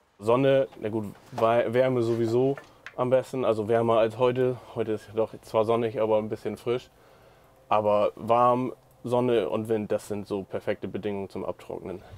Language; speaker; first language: German; native; German